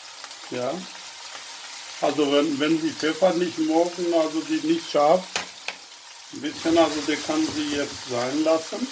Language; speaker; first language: German; non-native, fluent; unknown